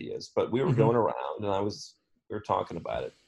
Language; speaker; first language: English; native; English